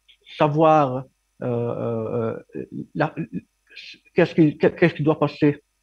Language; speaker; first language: French; non-native, learner; Arabic